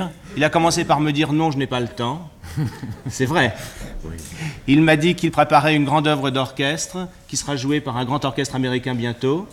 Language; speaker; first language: French; native; French